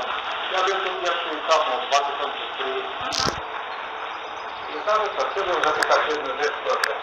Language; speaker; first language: Polish; non-native, learner; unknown